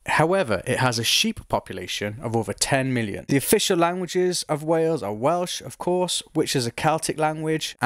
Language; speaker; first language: English; native; English